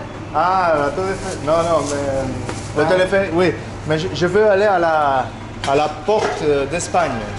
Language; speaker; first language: French; non-native, learner; Spanish